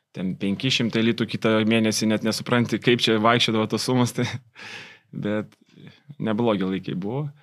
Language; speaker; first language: Lithuanian; native; Lithuanian